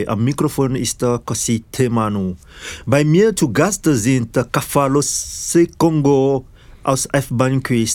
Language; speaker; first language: German; non-native, fluent; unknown